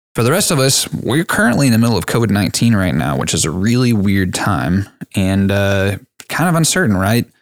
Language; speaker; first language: English; native; English